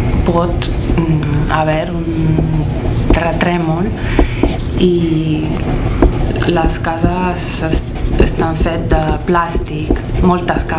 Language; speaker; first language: Catalan; non-native, learner; Russian